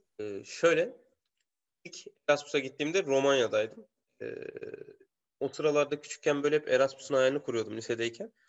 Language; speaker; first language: Turkish; native; Turkish